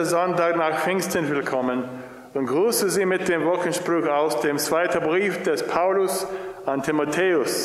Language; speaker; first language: German; non-native, fluent; English